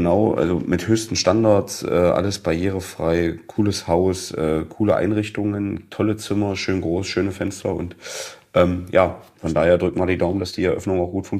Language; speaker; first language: German; native; German